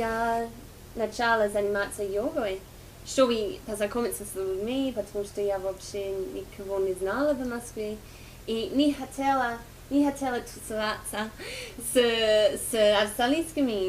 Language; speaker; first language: Russian; non-native, fluent; English